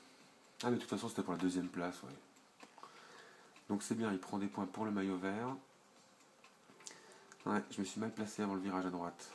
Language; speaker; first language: French; native; French